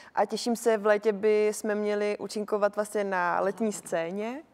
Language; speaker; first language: Czech; native; Czech